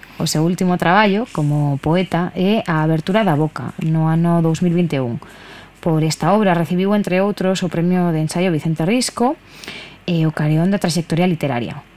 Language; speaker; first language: Galician; non-native, local second language; Spanish